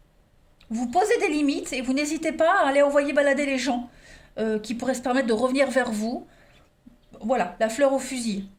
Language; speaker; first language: French; native; French